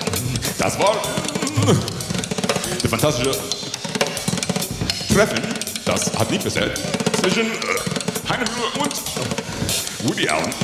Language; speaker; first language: German; non-native, learner; English